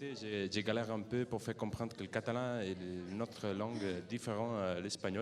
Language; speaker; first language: French; non-native, fluent; Catalan